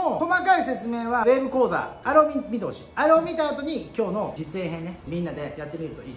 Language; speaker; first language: Japanese; native; Japanese